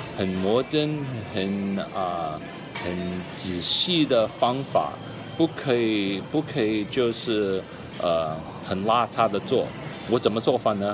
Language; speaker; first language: Chinese; early bilingual, heritage; English